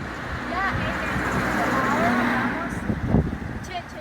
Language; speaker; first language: Spanish; early bilingual, other home language; Armenian